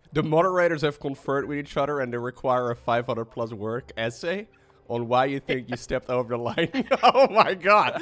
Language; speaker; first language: English; non-native, fluent; Dutch